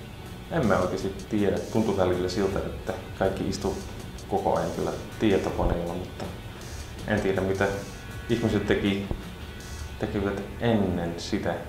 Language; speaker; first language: Finnish; non-native, fluent; Dutch